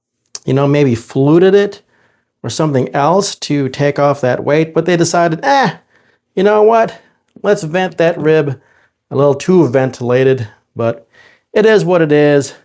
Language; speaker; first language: English; native; English